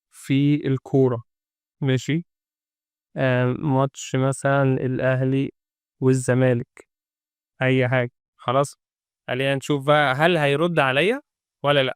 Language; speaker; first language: Arabic; native; Arabic